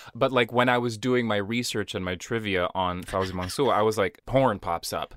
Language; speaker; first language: English; early bilingual, other home language; Portuguese